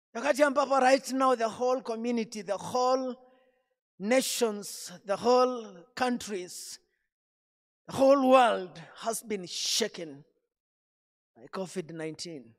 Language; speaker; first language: English; non-native, local second language; Swahili